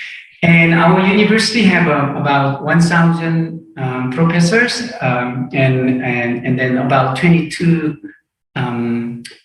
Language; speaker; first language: English; non-native, fluent; Korean